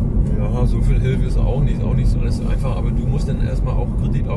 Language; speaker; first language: German; native; German